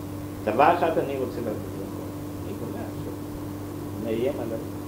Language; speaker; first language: Hebrew; non-native, fluent; German